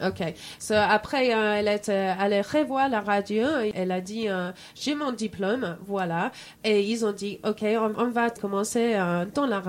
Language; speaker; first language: French; non-native, fluent; English